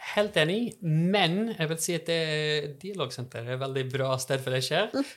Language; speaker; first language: Norwegian; non-native, fluent; English